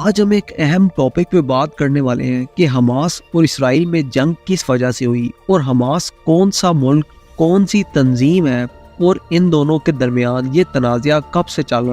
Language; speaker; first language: Urdu; native; Urdu